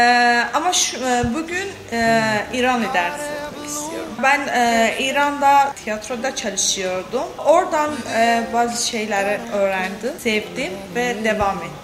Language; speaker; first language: Turkish; non-native, fluent; Persian